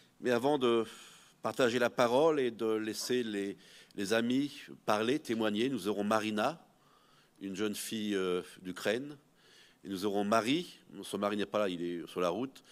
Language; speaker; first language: French; native; French